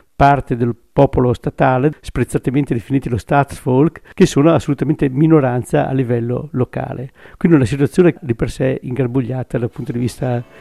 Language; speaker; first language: Italian; native; Italian